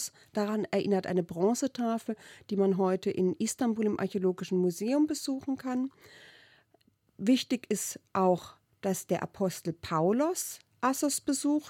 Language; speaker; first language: German; native; German